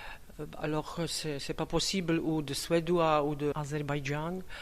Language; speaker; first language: French; non-native, fluent; Czech